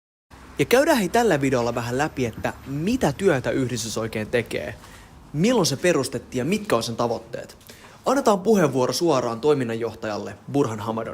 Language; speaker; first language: Finnish; native; Finnish